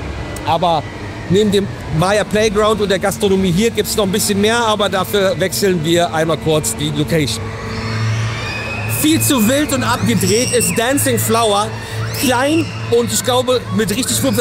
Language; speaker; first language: German; native; German